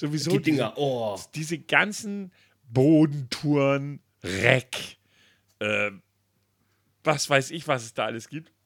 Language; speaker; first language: German; native; German